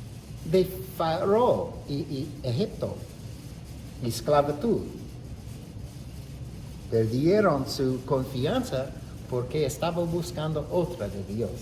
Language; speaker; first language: Spanish; non-native, fluent; English